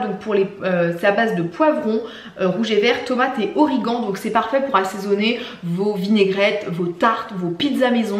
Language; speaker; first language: French; native; French